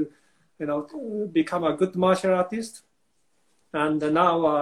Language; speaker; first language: English; non-native, fluent; Japanese